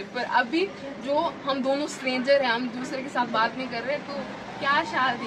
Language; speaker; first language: Hindi; non-native, learner; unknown